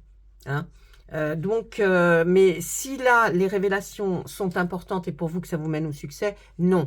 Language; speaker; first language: French; native; French